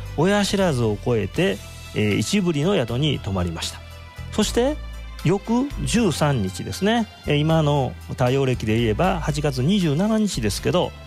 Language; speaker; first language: Japanese; native; Japanese